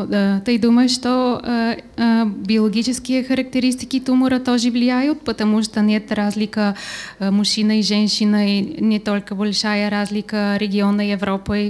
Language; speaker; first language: Russian; non-native, learner; Bulgarian